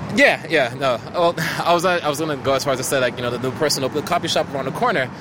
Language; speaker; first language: English; early bilingual, other home language; Haitian Creole